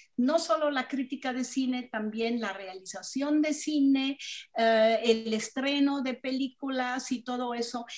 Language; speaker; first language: Spanish; non-native, fluent; German